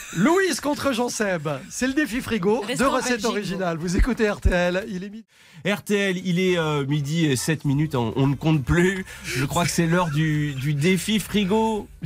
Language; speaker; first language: French; native; French